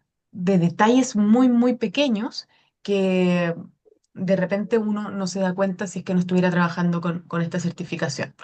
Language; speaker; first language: Spanish; native; Spanish